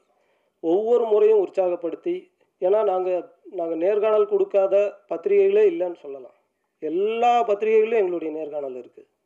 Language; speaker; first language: Tamil; native; Tamil